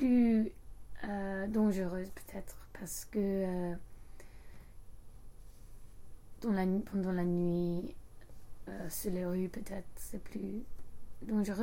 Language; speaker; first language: French; non-native, learner; English